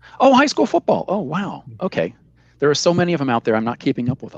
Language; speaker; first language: English; native; English